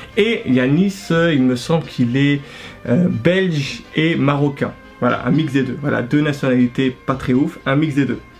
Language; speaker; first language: French; early bilingual, other home language; Arabic